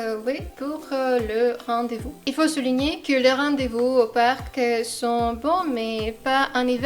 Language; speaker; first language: French; non-native, fluent; Russian